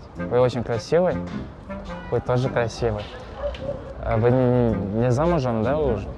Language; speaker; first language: Russian; non-native, local second language; Kazakh